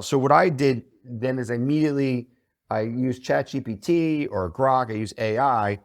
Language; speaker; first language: English; native; English